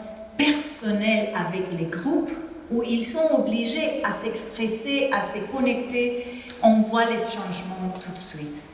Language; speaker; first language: French; non-native, fluent; Spanish